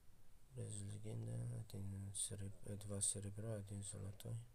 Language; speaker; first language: Russian; non-native, fluent; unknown